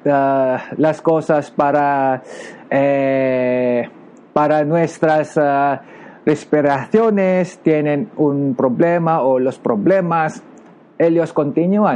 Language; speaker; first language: Spanish; non-native, learner; Filipino